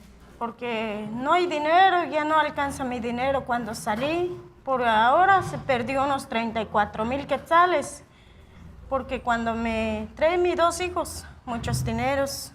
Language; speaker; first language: Spanish; non-native, local second language; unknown